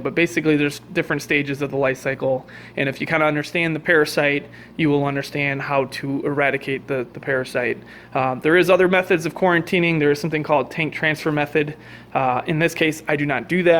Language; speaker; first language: English; native; English